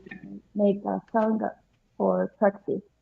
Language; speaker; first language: English; non-native, learner; Japanese